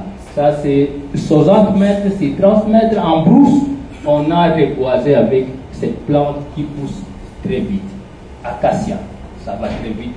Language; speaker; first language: French; non-native, local second language; Kongo